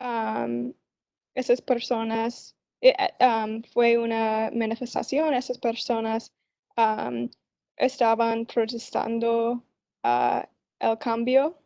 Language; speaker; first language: Spanish; non-native, learner; English